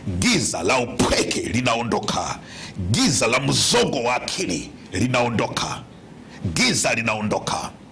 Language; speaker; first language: Swahili; native; Swahili